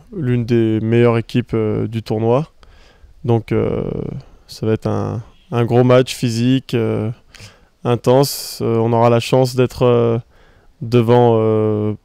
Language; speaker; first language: French; native; French